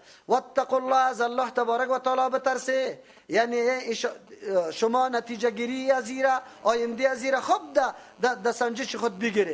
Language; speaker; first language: Persian; native; Persian